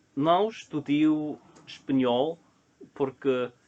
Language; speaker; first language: Portuguese; non-native, learner; English